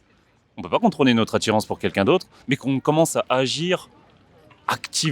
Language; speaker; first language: French; native; French